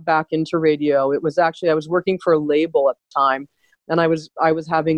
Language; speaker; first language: English; native; English